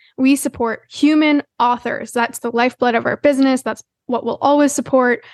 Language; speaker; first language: English; native; English